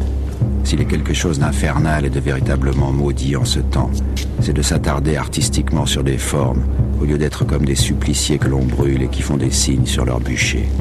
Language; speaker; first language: French; native; French